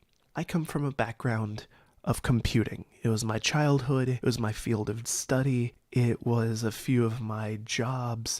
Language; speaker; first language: English; native; English